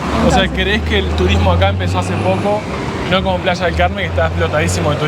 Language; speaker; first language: Spanish; native; Spanish